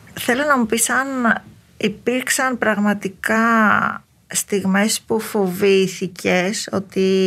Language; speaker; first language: Greek; native; Greek